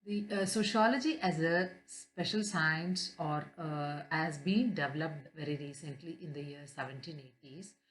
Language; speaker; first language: English; non-native, local second language; Kannada